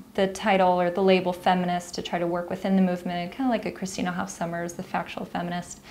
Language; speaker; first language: English; native; English